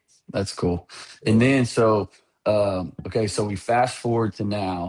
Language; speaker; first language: English; native; English